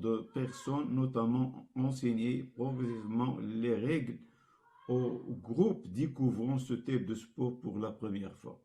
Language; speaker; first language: French; non-native, local second language; Arabic